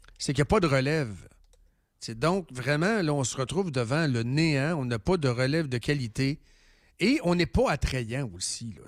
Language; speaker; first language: French; native; French